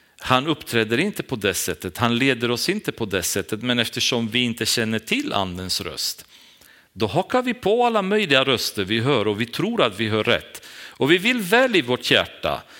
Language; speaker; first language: Swedish; non-native, fluent; Romanian